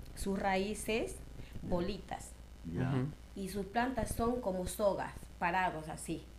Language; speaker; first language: Spanish; non-native, local second language; Shipibo-Conibo